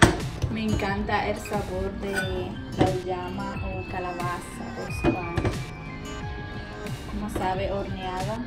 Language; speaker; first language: Spanish; early bilingual, heritage; Spanish